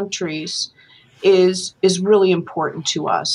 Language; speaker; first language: English; native; English